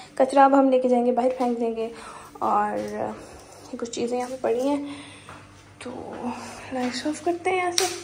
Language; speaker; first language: Urdu; native; Urdu